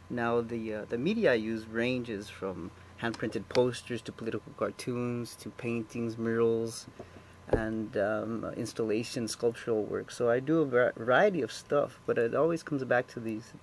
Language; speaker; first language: English; native; English